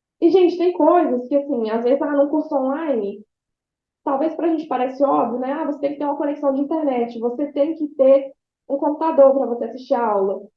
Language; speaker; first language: Portuguese; native; Portuguese